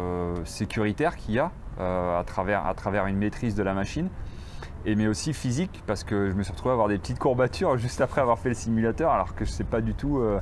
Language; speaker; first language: French; native; French